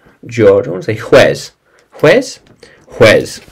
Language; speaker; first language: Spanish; non-native, learner; English